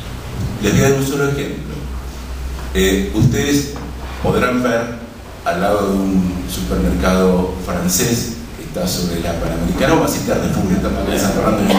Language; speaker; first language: Spanish; native; Spanish